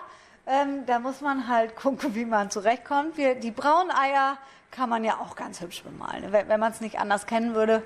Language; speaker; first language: German; native; German